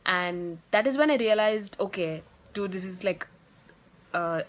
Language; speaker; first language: English; non-native, local second language; Tamil